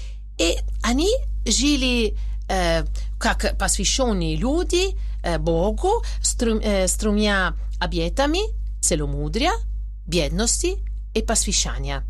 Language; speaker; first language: Russian; non-native, fluent; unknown